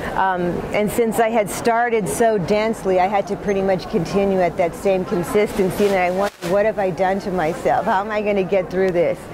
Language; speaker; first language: English; native; English